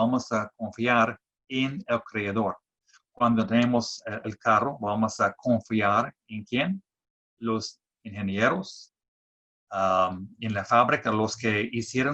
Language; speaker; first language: Spanish; non-native, fluent; English